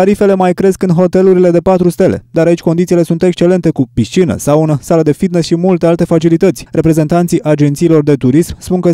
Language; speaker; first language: Romanian; native; Romanian